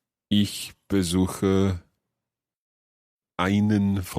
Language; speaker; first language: German; non-native, learner; English